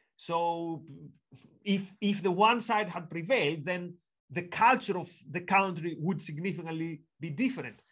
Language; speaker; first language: English; non-native, fluent; Greek